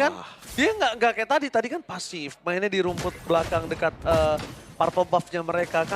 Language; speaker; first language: Indonesian; native; Indonesian